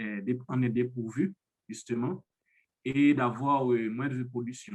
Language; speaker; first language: French; non-native, local second language; Haitian Creole